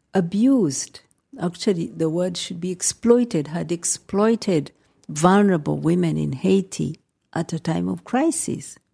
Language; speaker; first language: English; non-native, local second language; Nyankole